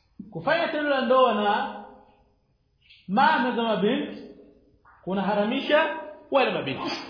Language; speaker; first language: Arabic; non-native, fluent; Swahili